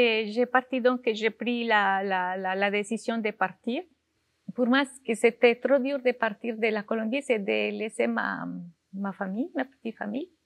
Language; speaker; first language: French; non-native, fluent; Spanish